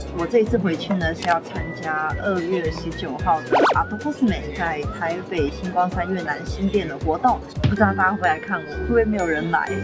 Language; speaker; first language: Chinese; native; Chinese